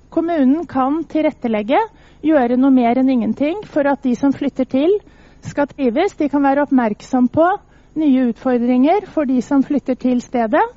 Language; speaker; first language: Norwegian; native; Norwegian